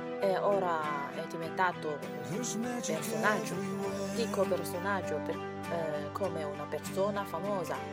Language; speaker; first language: Italian; non-native, learner; Chinese